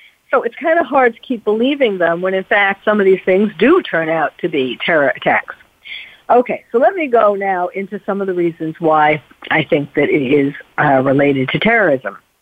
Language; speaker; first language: English; native; English